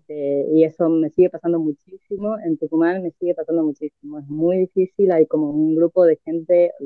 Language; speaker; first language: Spanish; native; Spanish